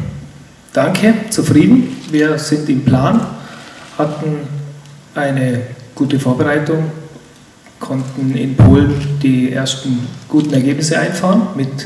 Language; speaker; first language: German; native; German